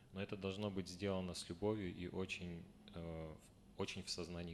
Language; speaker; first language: Russian; native; Russian